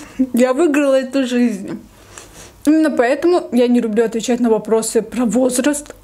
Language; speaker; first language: Russian; native; Russian